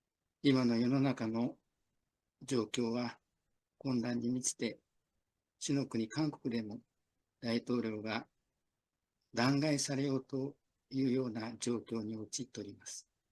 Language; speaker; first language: Japanese; native; Japanese